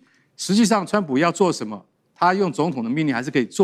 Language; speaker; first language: Chinese; native; Chinese